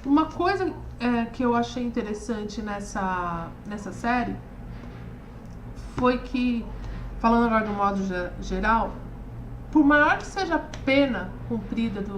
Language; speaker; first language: Portuguese; native; Portuguese